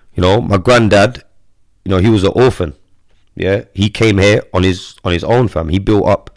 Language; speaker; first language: English; native; English